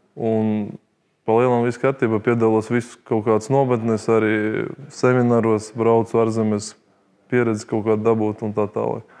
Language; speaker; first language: Latvian; non-native, local second language; Russian